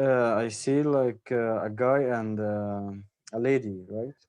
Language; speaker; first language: English; non-native, learner; Arabic